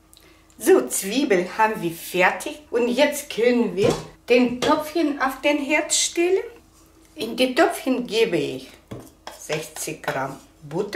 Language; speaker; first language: German; non-native, fluent; Russian